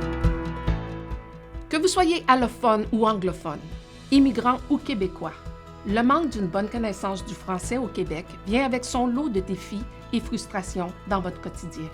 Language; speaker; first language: French; native; French